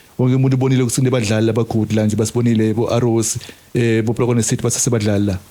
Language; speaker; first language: Zulu; non-native, local second language; Swati